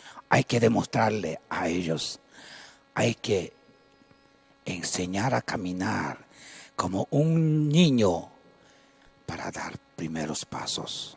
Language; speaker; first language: Spanish; non-native, local second language; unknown